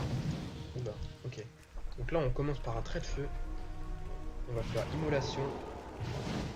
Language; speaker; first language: French; native; French